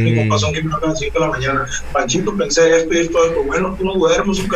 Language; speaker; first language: Spanish; native; Spanish